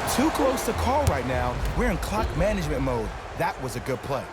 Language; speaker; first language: English; native; English